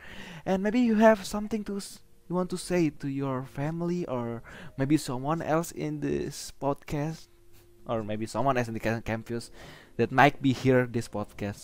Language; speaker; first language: English; non-native, learner; Indonesian